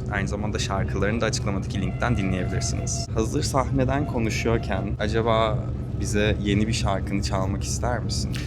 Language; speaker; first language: Turkish; native; Turkish